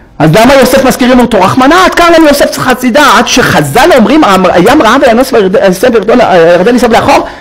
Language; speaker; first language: Hebrew; native; Hebrew